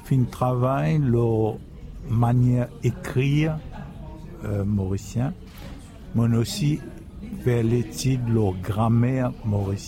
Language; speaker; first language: French; non-native, local second language; Morisyen